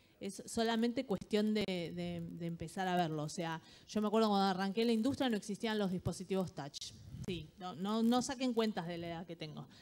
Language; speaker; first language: Spanish; native; Spanish